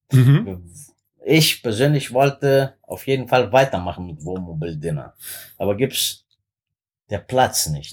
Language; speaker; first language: German; non-native, fluent; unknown